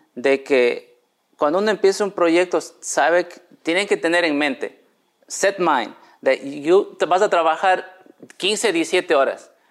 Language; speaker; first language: Spanish; native; Spanish